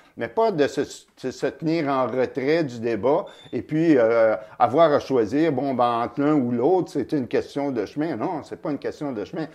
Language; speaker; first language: French; native; French